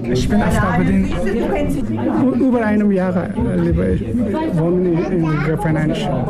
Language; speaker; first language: German; non-native, learner; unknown